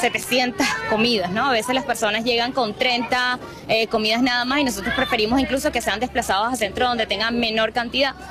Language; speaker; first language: Spanish; native; Spanish